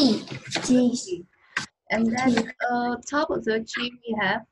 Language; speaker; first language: English; non-native, learner; Vietnamese